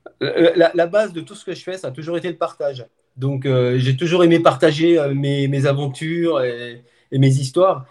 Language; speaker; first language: French; native; French